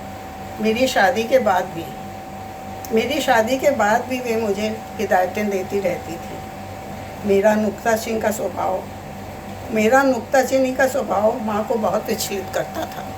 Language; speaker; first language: Hindi; native; Hindi